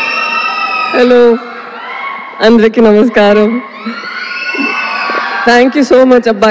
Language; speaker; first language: Telugu; non-native, local second language; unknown